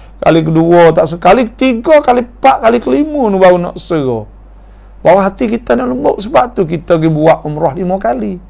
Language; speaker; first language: Malay; native; Malay